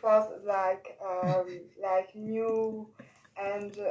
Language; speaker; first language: English; non-native, learner; French